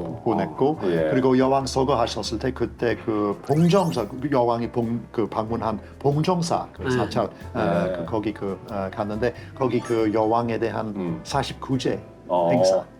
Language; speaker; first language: Korean; non-native, fluent; English